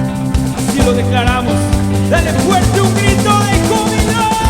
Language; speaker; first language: Spanish; native; Spanish